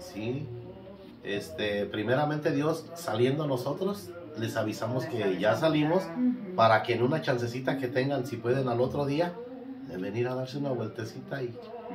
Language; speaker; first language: Spanish; native; Spanish